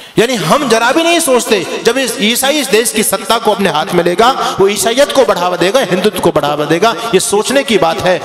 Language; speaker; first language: Hindi; native; Hindi